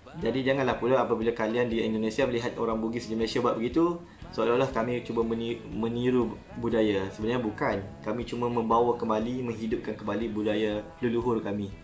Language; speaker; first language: Malay; native; Malay